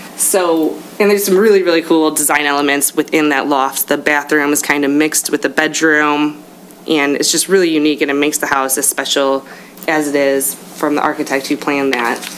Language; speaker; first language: English; native; English